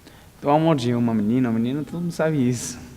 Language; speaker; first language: Portuguese; non-native, learner; Arabic